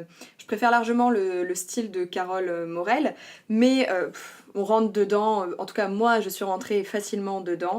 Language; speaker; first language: French; native; French